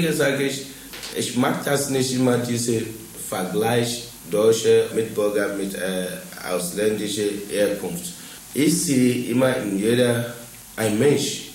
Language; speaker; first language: German; non-native, fluent; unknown